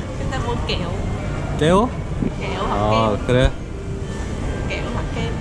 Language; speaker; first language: Korean; non-native, learner; Vietnamese